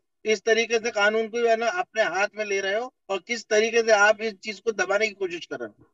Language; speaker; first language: Hindi; native; Hindi